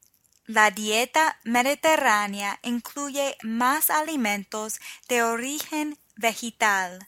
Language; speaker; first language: Spanish; non-native, fluent; English